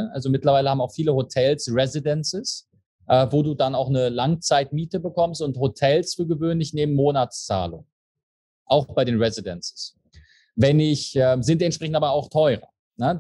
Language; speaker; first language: German; native; German